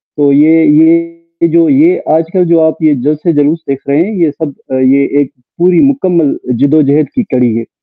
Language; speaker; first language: Urdu; non-native, local second language; Sindhi